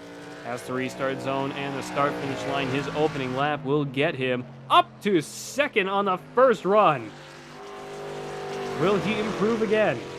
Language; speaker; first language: English; native; English